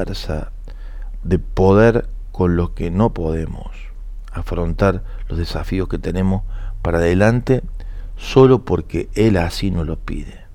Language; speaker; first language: Spanish; native; Spanish